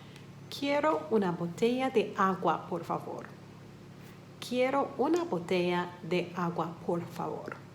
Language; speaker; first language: Spanish; non-native, fluent; English